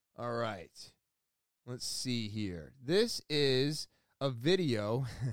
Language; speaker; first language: English; native; English